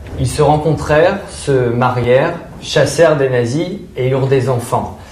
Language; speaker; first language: French; native; French